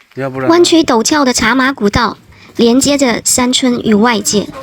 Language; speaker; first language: Chinese; native; Chinese